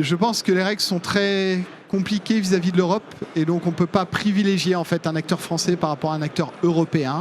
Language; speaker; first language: French; native; French